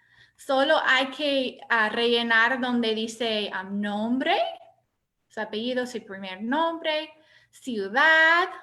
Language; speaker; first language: Spanish; non-native, fluent; English